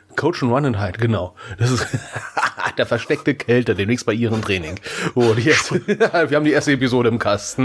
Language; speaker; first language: German; native; German